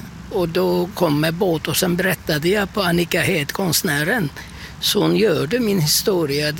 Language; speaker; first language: Swedish; non-native, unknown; Turkish